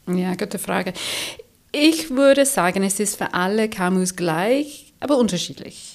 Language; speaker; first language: German; non-native, fluent; English